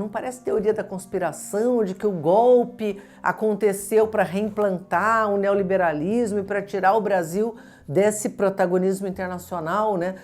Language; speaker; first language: Portuguese; native; Portuguese